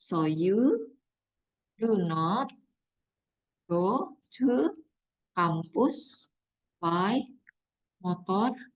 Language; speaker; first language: English; non-native, fluent; Indonesian